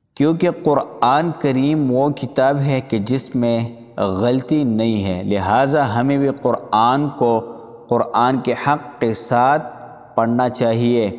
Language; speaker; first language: Urdu; non-native, local second language; Pashto